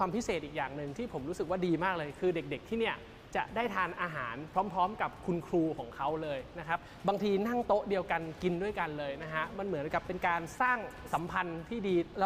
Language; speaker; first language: Thai; native; Thai